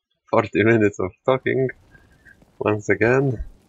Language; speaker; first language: English; non-native, fluent; Polish